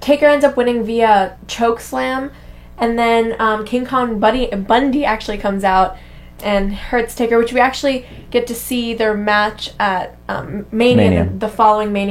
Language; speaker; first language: English; native; English